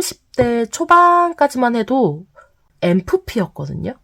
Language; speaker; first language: Korean; native; Korean